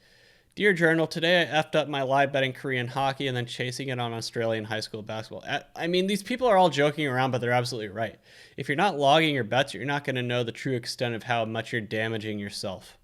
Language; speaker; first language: English; native; English